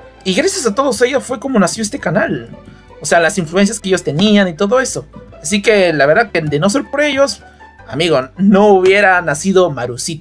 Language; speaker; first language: Spanish; native; Spanish